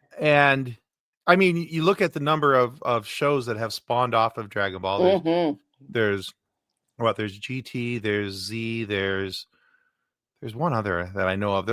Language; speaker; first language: English; native; English